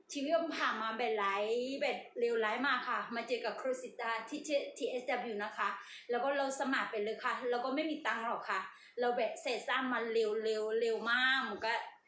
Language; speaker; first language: Thai; non-native, learner; Burmese